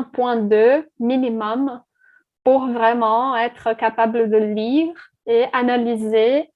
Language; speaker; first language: French; non-native, fluent; Portuguese